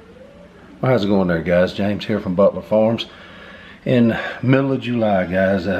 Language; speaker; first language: English; native; English